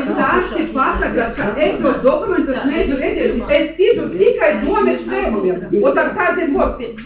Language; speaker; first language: Latvian; non-native, local second language; Russian